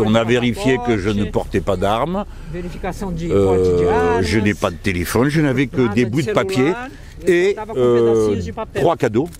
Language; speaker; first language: French; native; French